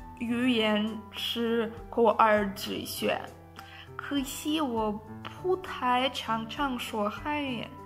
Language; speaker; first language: Chinese; non-native, learner; Russian